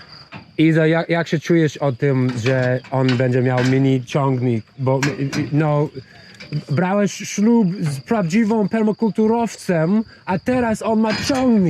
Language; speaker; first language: Polish; non-native, learner; English